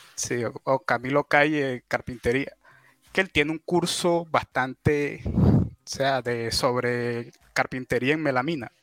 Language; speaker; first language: Spanish; native; Spanish